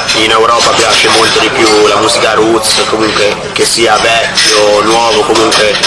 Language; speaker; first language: Italian; native; Italian